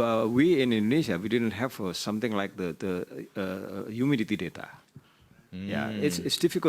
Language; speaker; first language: English; non-native, learner; Indonesian